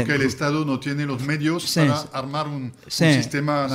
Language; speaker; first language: Spanish; native; Spanish